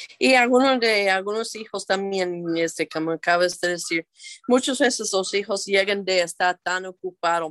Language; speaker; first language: Spanish; non-native, fluent; English